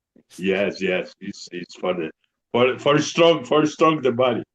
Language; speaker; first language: English; non-native, learner; Portuguese